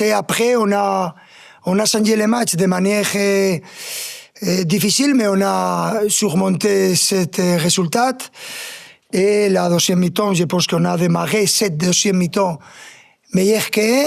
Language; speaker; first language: French; non-native, fluent; Spanish